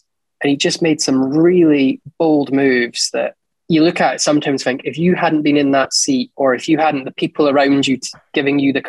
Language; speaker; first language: English; native; English